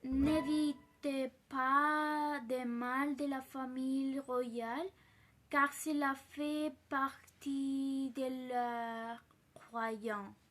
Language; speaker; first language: French; non-native, learner; Spanish